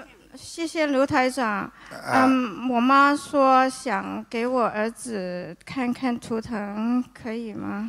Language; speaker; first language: Chinese; native; Chinese